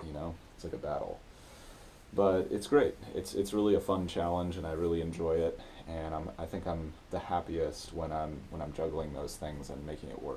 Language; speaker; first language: English; native; English